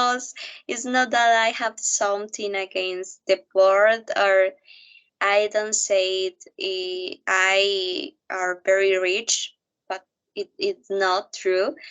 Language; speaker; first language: English; non-native, learner; Spanish